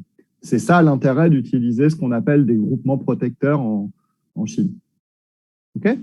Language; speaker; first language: French; native; French